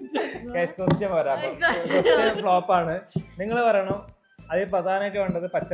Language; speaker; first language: Malayalam; native; Malayalam